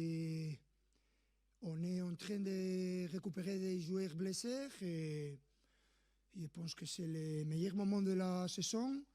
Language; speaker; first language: French; non-native, fluent; Spanish